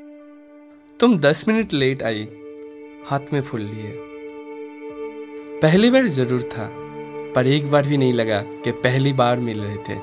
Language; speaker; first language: Hindi; non-native, local second language; Bangla